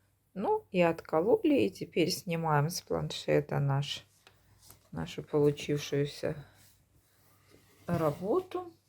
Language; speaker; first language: Russian; native; Russian